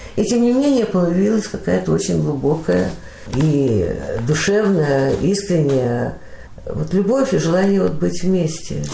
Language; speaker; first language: Russian; native; Russian